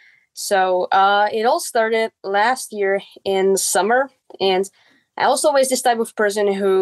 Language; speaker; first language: English; non-native, fluent; Czech